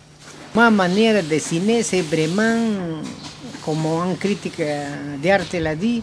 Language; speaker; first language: French; non-native, learner; Spanish